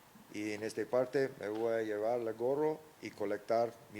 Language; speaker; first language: Spanish; early bilingual, heritage; English